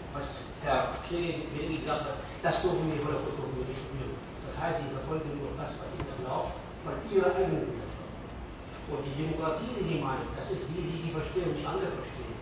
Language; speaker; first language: German; non-native, fluent; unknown